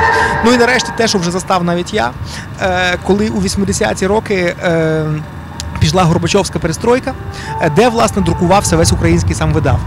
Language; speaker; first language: Ukrainian; native; Ukrainian